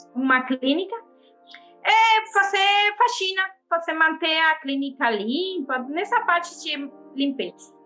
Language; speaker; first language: Portuguese; early bilingual, other home language; Spanish